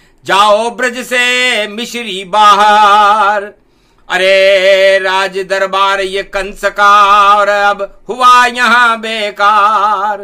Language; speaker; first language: Hindi; native; Hindi